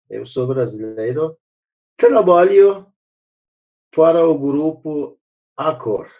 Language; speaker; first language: Portuguese; non-native, learner; Persian